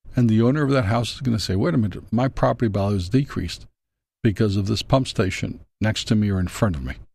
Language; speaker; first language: English; non-native, fluent; Spanish